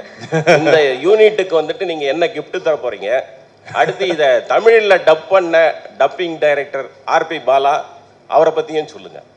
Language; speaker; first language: Tamil; native; Tamil